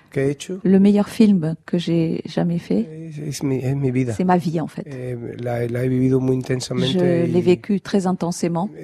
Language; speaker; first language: French; non-native, fluent; Spanish